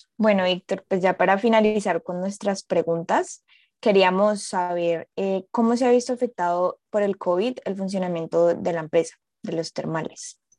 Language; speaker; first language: Spanish; native; Spanish